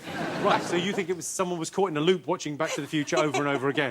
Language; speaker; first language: English; native; English